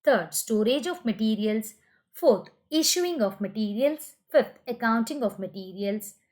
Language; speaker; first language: English; non-native, local second language; Kannada